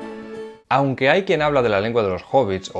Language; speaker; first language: Spanish; native; Spanish